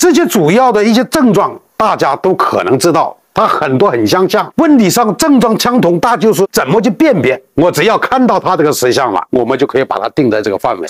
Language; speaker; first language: Chinese; native; Chinese